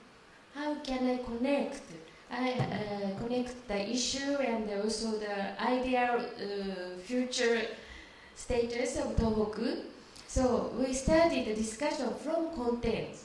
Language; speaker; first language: English; non-native, learner; Japanese